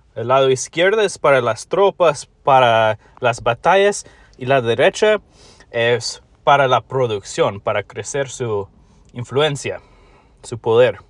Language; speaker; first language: Spanish; non-native, learner; English